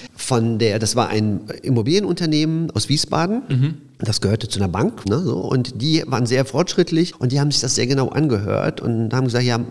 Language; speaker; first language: German; early bilingual, other home language; Polish